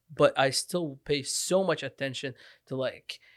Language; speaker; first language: English; non-native, fluent; Arabic